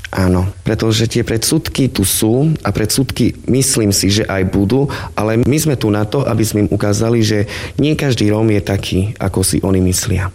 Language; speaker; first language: Slovak; non-native, local second language; Romany